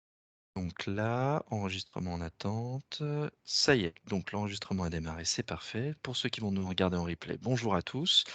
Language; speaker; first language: French; native; French